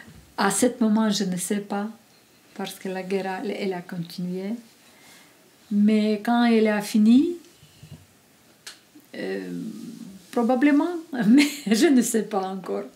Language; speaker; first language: French; non-native, learner; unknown